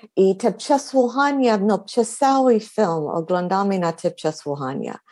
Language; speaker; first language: Polish; non-native, fluent; English